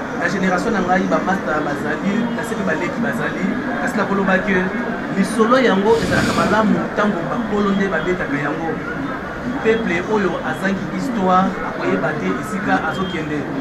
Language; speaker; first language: Lingala; native; Lingala